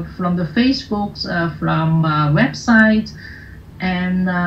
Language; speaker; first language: English; non-native, local second language; Cantonese